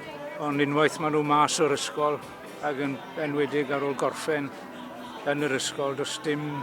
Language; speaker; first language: Welsh; non-native, local second language; English